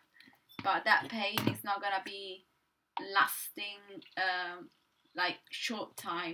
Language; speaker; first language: English; non-native, fluent; Italian